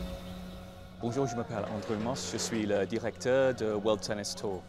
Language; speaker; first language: French; non-native, fluent; English